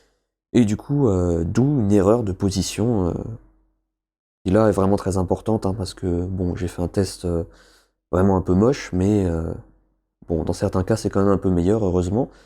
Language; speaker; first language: French; native; French